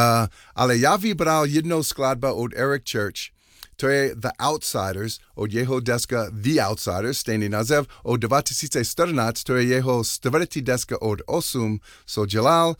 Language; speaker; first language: Czech; non-native, learner; English